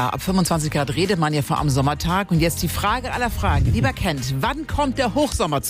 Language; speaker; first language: German; native; German